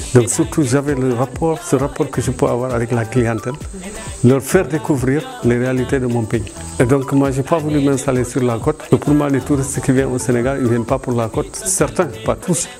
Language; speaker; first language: French; non-native, local second language; Fula